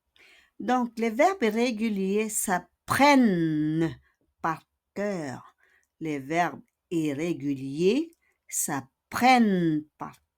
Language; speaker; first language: French; non-native, fluent; Filipino